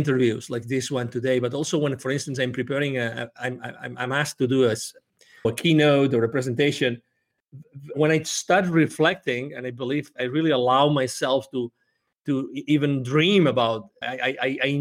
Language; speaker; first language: English; non-native, fluent; Spanish